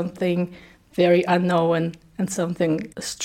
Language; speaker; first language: English; non-native, fluent; Russian